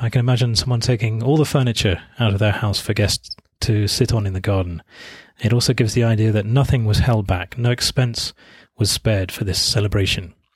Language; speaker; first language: English; native; English